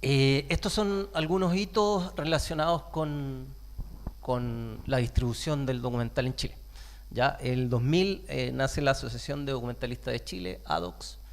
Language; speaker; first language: Spanish; native; Spanish